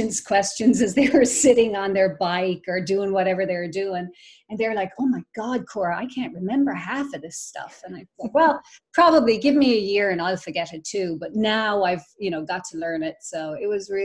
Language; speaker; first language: English; native; English